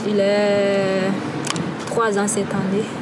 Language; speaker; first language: French; non-native, local second language; Malagasy